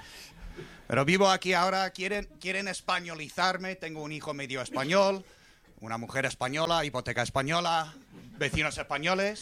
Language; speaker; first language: Spanish; non-native, fluent; English